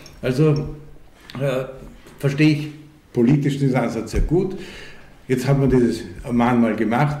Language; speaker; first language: German; early bilingual, other home language; Hungarian